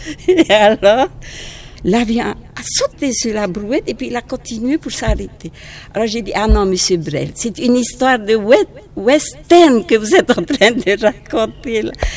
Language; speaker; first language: French; non-native, local second language; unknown